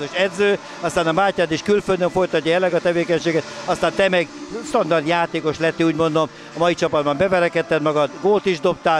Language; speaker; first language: Hungarian; native; Hungarian